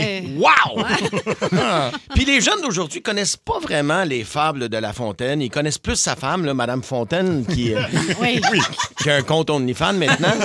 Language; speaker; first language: French; native; French